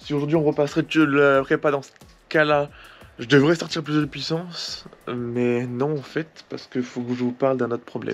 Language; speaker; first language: French; native; French